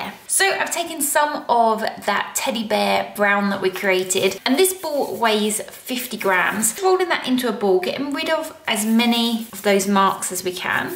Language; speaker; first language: English; native; English